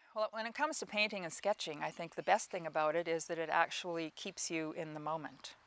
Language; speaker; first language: English; native; English